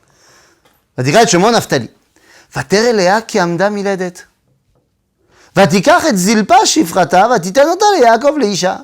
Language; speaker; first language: Hebrew; non-native, fluent; French